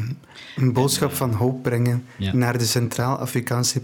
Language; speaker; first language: Dutch; native; Dutch